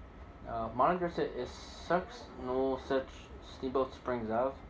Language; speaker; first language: German; non-native, learner; English